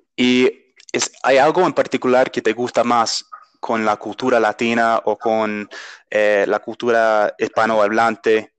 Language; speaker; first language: Spanish; non-native, fluent; English